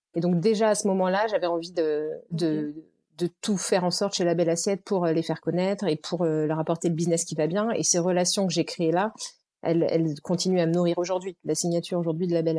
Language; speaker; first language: French; native; French